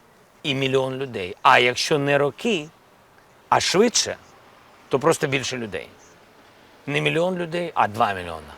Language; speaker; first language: Ukrainian; non-native, local second language; Russian